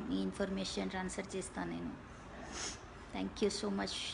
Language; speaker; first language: Telugu; non-native, local second language; Malayalam